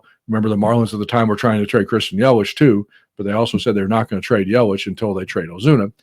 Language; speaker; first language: English; native; English